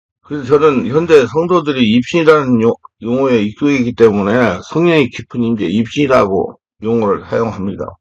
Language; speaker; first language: Korean; native; Korean